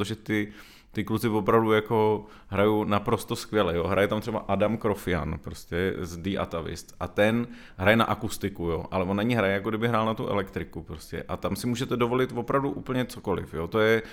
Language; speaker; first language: Czech; native; Czech